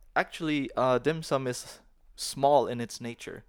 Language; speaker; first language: English; non-native, local second language; Filipino